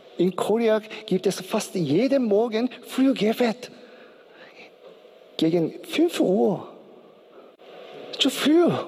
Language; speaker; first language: German; non-native, learner; Korean